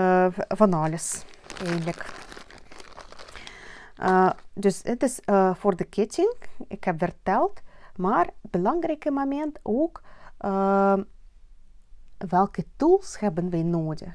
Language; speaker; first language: Dutch; non-native, learner; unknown